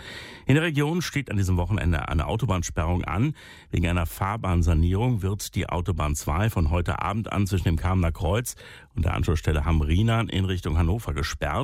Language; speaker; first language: German; native; German